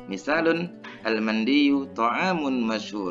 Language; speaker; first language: Arabic; non-native, fluent; Indonesian